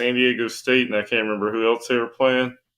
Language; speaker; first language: English; native; English